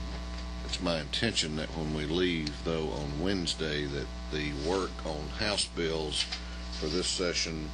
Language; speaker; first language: English; native; English